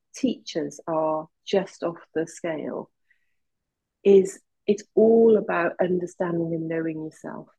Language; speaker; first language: English; native; English